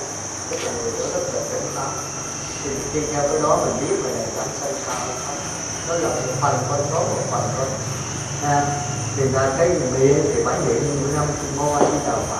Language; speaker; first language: Vietnamese; native; Vietnamese